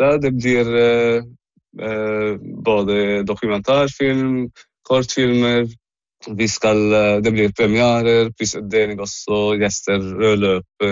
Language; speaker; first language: Norwegian; non-native, fluent; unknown